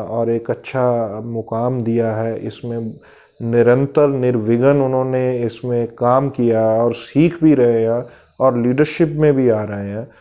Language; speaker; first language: Hindi; non-native, local second language; Punjabi